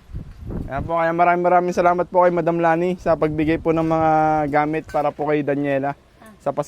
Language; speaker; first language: Filipino; native; Filipino